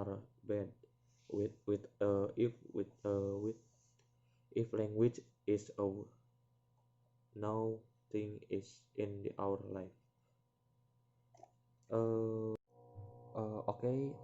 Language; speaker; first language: English; non-native, learner; Indonesian